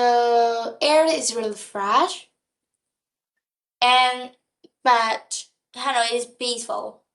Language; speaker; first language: English; non-native, learner; Vietnamese